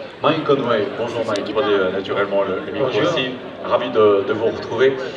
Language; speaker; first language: French; native; French